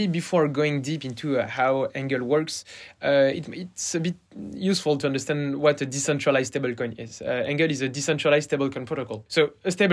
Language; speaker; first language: English; non-native, fluent; French